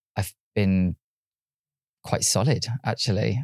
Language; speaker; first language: English; native; English